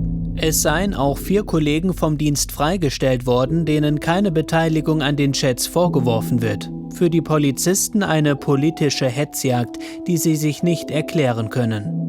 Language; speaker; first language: German; native; German